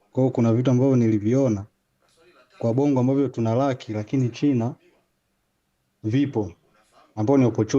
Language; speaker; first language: Swahili; native; Swahili